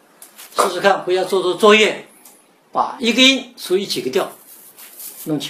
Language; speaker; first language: Chinese; native; Chinese